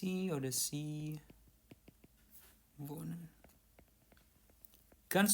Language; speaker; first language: German; non-native, fluent; Indonesian